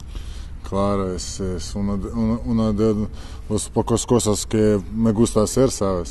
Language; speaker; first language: Spanish; non-native, learner; Ukrainian